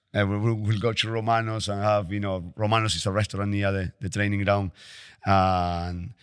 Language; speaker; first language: English; non-native, fluent; Spanish